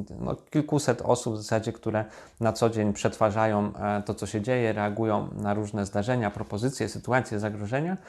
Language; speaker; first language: Polish; native; Polish